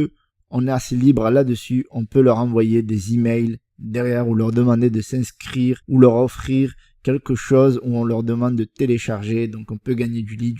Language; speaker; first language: French; native; French